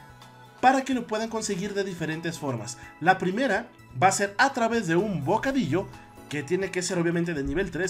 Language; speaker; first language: Spanish; native; Spanish